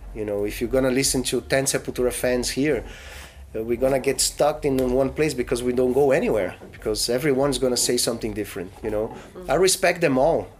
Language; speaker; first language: English; non-native, fluent; Portuguese